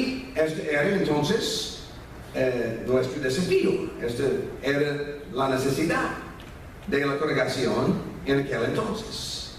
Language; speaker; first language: Spanish; non-native, fluent; English